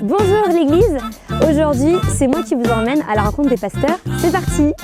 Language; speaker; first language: French; native; French